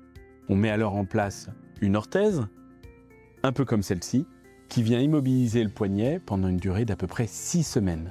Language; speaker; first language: French; native; French